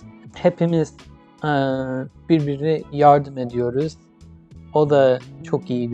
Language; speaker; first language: Turkish; early bilingual, heritage; English